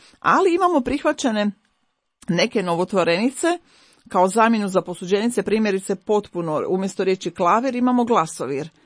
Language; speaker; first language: Croatian; native; Croatian